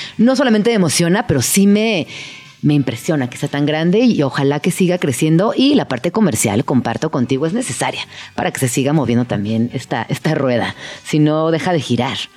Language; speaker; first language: Spanish; native; Spanish